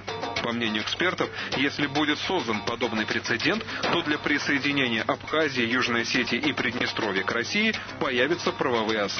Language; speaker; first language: Russian; native; Russian